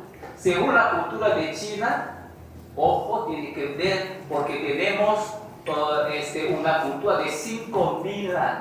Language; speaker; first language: Spanish; non-native, fluent; Chinese